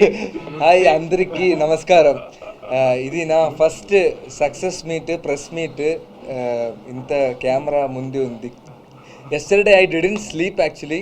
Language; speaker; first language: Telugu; non-native, learner; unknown